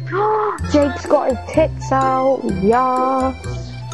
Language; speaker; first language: English; native; English